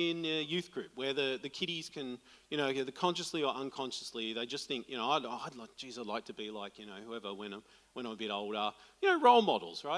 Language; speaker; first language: English; native; English